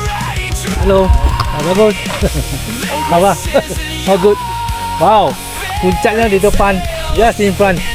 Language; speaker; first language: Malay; non-native, local second language; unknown